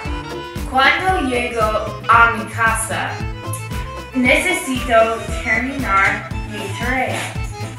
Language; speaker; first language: Spanish; non-native, learner; English